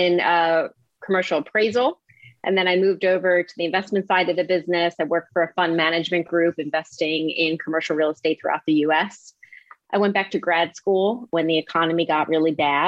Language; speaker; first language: English; native; English